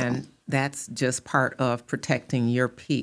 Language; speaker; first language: English; native; English